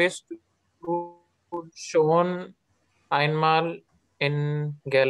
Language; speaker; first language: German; non-native, learner; Urdu